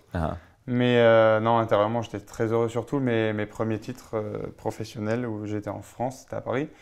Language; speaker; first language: French; native; French